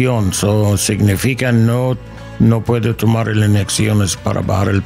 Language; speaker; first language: Spanish; non-native, learner; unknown